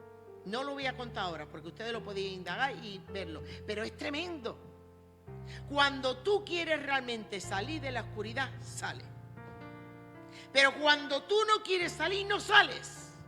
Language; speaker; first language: Spanish; native; Spanish